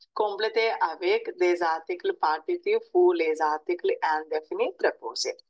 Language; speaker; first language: French; non-native, learner; Telugu